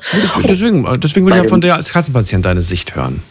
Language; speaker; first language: German; native; German